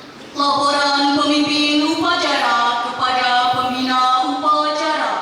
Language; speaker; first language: Indonesian; native; Indonesian